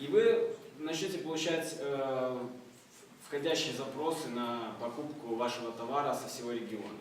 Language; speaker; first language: Russian; native; Russian